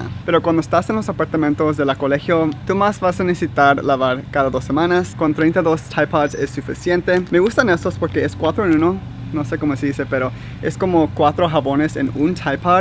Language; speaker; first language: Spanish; early bilingual, heritage; Spanish